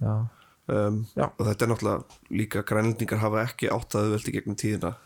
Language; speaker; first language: Icelandic; early bilingual, other home language; Portuguese